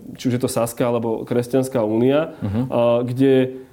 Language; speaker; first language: Slovak; native; Slovak